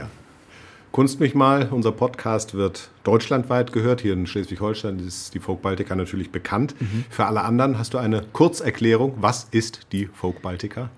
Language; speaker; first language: German; native; German